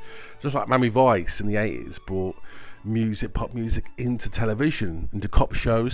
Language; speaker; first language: English; native; English